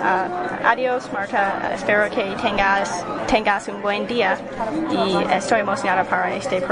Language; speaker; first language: Spanish; non-native, learner; English